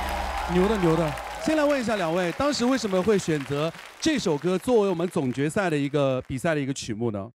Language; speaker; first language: Chinese; native; Chinese